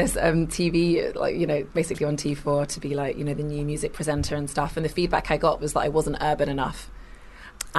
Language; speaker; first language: English; native; English